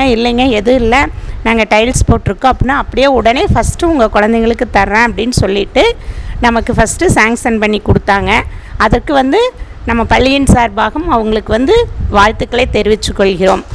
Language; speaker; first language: Tamil; native; Tamil